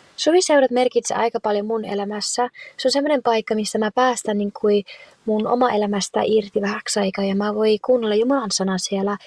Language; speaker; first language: Finnish; early bilingual, heritage; Finnish